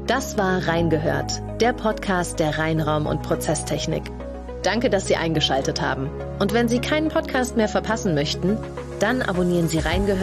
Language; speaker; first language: German; native; German